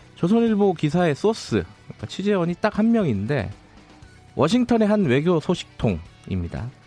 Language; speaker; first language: Korean; native; Korean